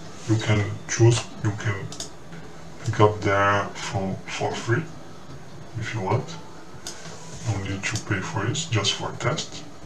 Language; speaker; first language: English; non-native, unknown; Portuguese